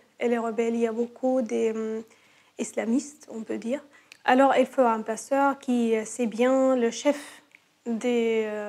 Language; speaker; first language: French; non-native, learner; Arabic